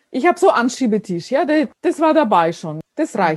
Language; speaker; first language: German; non-native, fluent; Russian